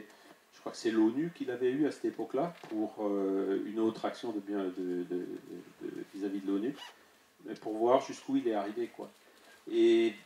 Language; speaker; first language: French; native; French